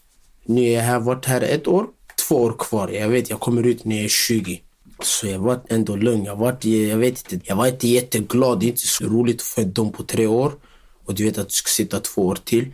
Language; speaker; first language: Swedish; non-native, local second language; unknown